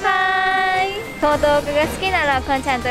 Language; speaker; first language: Japanese; non-native, fluent; Chinese